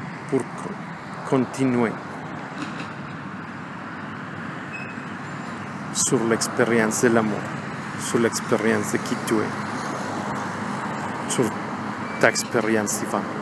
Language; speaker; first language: French; non-native, learner; Spanish